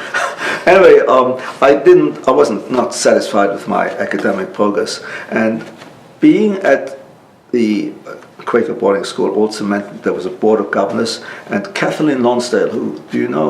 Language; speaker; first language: English; non-native, local second language; German